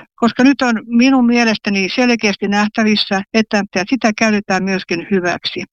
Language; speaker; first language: Finnish; native; Finnish